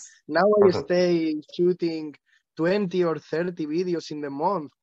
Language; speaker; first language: English; non-native, learner; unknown